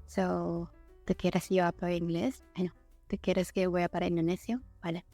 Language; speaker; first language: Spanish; non-native, learner; Indonesian